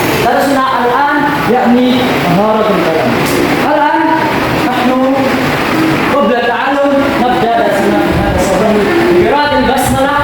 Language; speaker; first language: Arabic; non-native, fluent; Indonesian